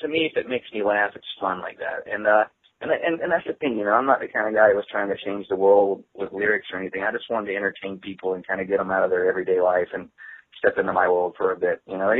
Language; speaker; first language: English; native; English